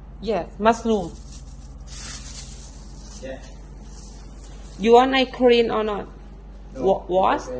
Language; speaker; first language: English; non-native, learner; Thai